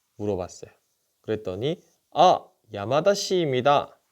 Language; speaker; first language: Korean; native; Korean